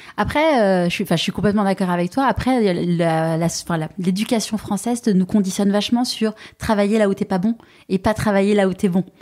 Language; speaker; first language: French; native; French